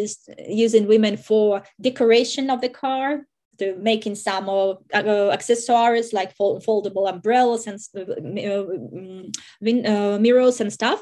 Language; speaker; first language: English; non-native, fluent; Russian